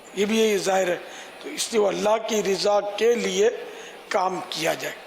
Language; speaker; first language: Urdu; non-native, local second language; Memoni